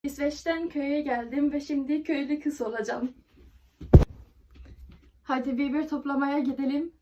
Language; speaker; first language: Turkish; non-native, fluent; Swedish